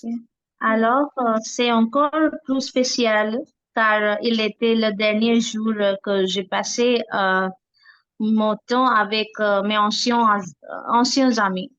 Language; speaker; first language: French; non-native, learner; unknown